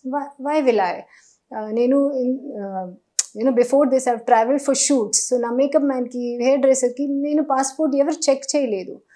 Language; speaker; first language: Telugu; non-native, learner; Hindi